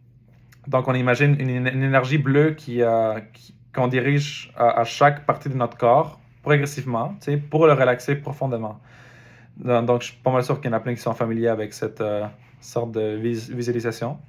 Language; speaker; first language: French; native; French